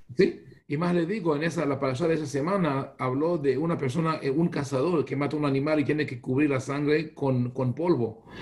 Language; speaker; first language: Spanish; non-native, fluent; Hebrew